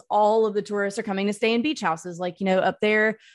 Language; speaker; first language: English; native; English